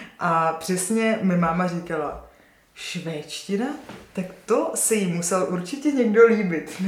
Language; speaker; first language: Czech; native; Czech